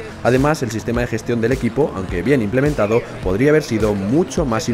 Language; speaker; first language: Spanish; native; Spanish